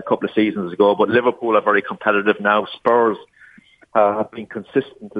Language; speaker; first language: English; native; English